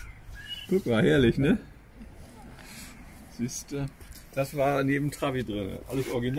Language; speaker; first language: German; native; German